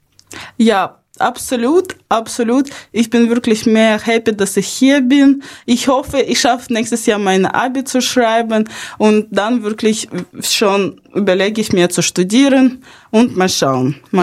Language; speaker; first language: German; non-native, fluent; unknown